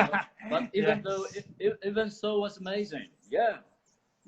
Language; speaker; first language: English; non-native, fluent; Portuguese